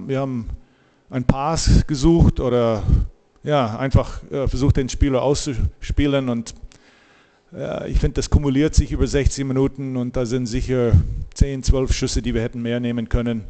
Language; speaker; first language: German; native; German